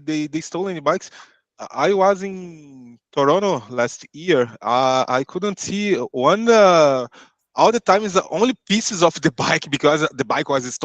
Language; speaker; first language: English; non-native, learner; Portuguese